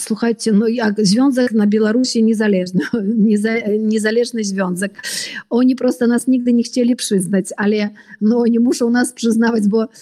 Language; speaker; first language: Polish; early bilingual, heritage; Polish